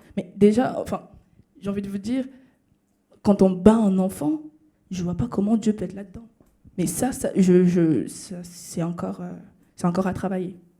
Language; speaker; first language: French; early bilingual, other home language; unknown